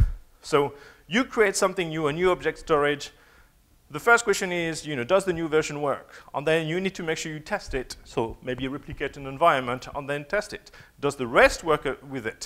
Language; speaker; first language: English; non-native, fluent; French